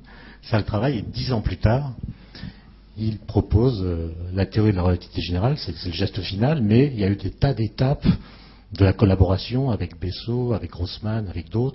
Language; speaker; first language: French; native; French